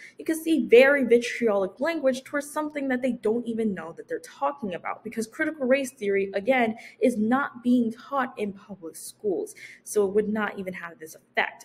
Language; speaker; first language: English; native; English